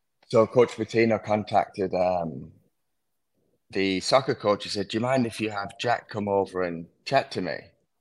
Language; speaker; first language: English; native; English